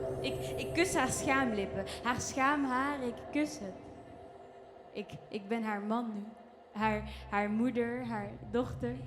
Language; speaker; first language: Dutch; early bilingual, other home language; Kinyarwanda